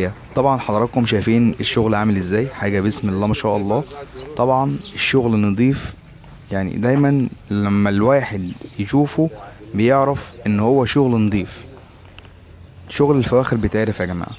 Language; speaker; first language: Arabic; native; Arabic